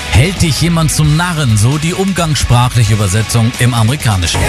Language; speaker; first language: German; native; German